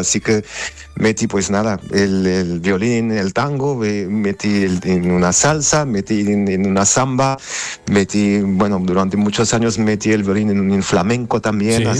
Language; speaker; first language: Spanish; non-native, fluent; Armenian